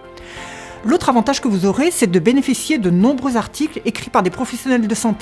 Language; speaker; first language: French; native; French